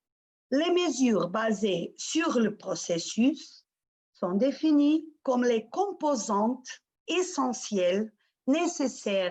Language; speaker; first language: French; non-native, fluent; Portuguese